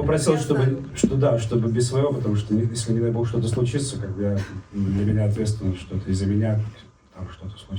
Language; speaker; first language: Russian; native; Russian